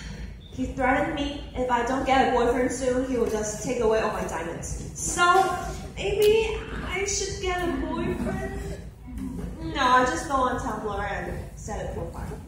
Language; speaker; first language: English; non-native, learner; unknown